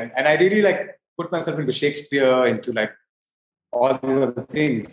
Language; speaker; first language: English; non-native, local second language; Hindi